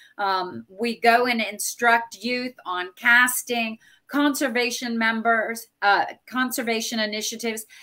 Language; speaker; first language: English; native; English